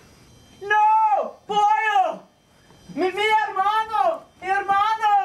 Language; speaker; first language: Spanish; non-native, learner; English